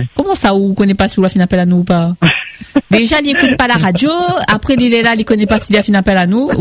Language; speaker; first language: French; native; French